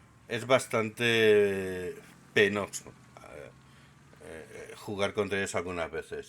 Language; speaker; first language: Spanish; native; Spanish